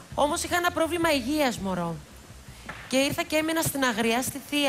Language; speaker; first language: Greek; early bilingual, heritage; Greek